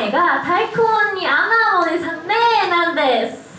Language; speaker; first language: Japanese; non-native, learner; Korean